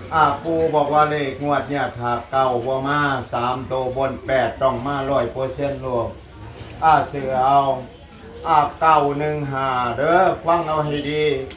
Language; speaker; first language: Thai; native; Thai